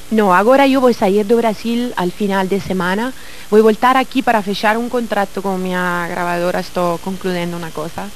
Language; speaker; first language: Portuguese; non-native, learner; Italian